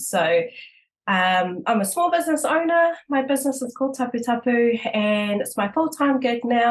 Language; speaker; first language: English; native; English